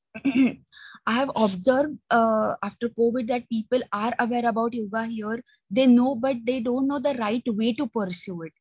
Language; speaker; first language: English; non-native, local second language; Marathi